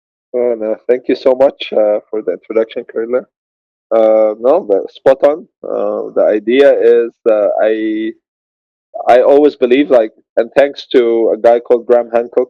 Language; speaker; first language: English; non-native, fluent; Arabic